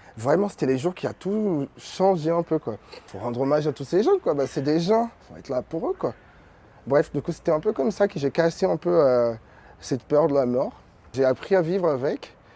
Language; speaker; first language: French; non-native, fluent; Portuguese